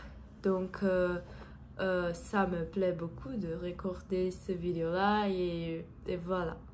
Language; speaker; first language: French; non-native, learner; Portuguese